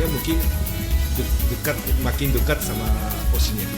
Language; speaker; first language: Indonesian; non-native, learner; Japanese